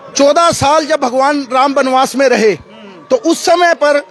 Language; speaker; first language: Hindi; native; Hindi